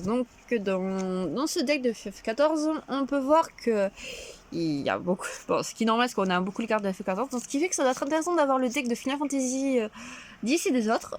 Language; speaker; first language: French; native; French